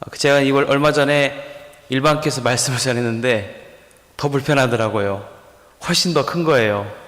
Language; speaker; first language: Korean; native; Korean